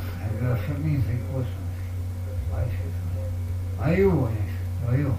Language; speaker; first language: Estonian; non-native, local second language; Russian